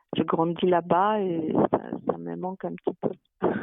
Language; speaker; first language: French; non-native, fluent; Polish